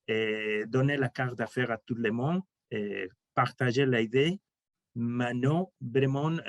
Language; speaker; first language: French; non-native, learner; Spanish